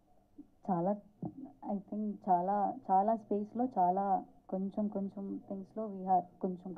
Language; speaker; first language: Telugu; non-native, learner; Malayalam